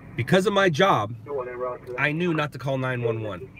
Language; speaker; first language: English; native; English